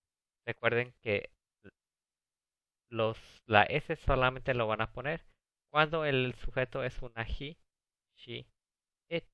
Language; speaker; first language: Spanish; early bilingual, other home language; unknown